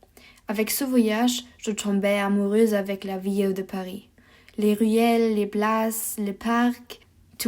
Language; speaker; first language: French; non-native, learner; German